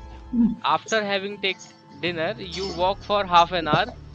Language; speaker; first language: English; non-native, local second language; Hindi